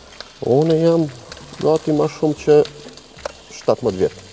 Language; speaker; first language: Albanian; early bilingual, heritage; Albanian